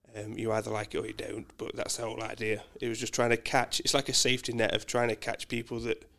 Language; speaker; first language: English; native; English